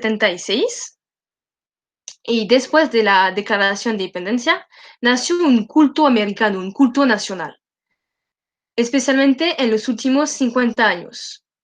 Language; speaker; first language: Spanish; non-native, learner; French